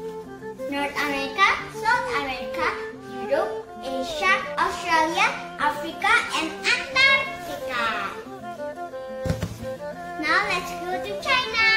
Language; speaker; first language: English; non-native, learner; Indonesian